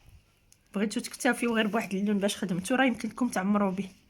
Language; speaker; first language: Arabic; native; Arabic